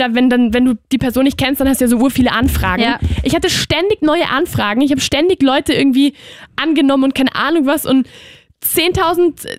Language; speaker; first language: German; non-native, fluent; Spanish